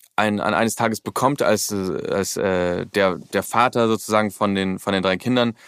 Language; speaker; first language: German; early bilingual, heritage; German